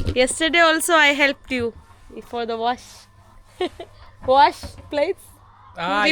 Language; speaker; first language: English; non-native, learner; Malayalam